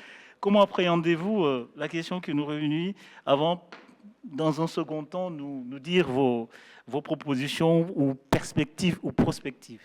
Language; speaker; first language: French; non-native, local second language; Wolof